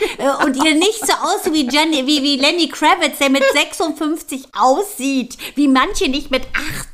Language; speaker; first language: German; native; German